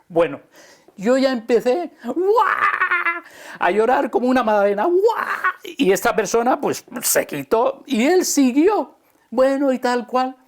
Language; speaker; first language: Spanish; early bilingual, other home language; English